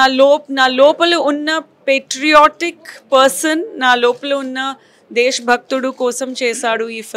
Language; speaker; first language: Telugu; non-native, fluent; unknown